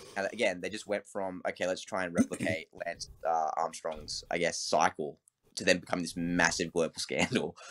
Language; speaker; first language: English; native; English